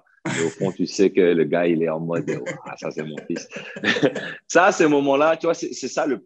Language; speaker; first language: French; native; French